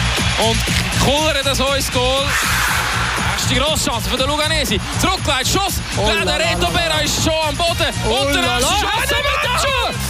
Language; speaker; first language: German; native; German